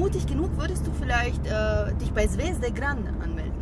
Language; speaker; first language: German; early bilingual, other home language; Bosnian